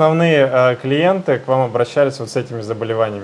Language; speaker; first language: Russian; native; Russian